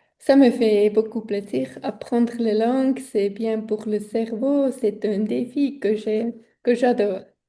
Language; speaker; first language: French; non-native, local second language; Swiss German